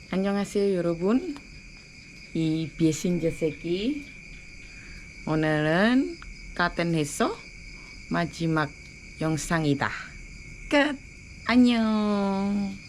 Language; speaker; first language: Korean; non-native, learner; Indonesian